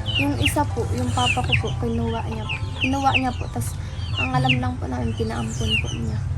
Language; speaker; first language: Filipino; non-native, local second language; Bikol